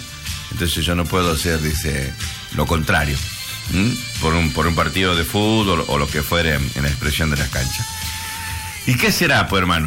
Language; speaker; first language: Spanish; native; Spanish